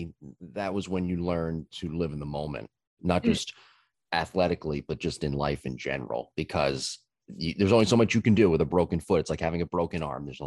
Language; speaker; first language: English; native; English